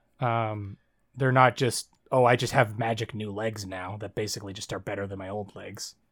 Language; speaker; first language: English; native; English